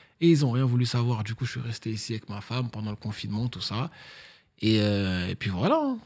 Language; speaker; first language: French; native; French